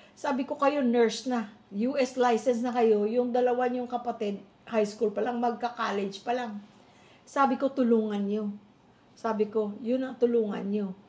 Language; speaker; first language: Filipino; native; Filipino